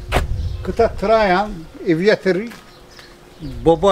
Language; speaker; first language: Albanian; early bilingual, heritage; Albanian